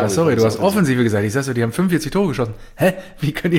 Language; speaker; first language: German; native; German